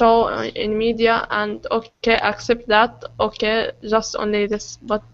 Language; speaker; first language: English; non-native, learner; Arabic